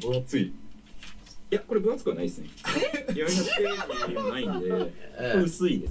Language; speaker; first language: Japanese; native; Japanese